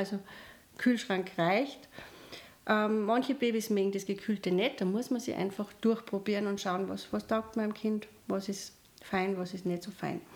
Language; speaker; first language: German; native; German